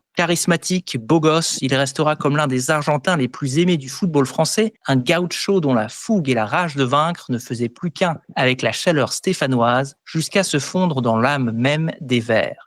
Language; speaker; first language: French; native; French